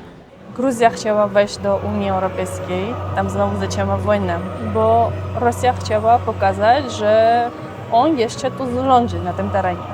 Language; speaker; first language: Polish; non-native, fluent; Armenian